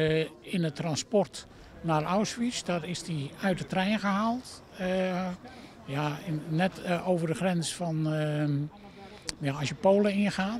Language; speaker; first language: Dutch; native; Dutch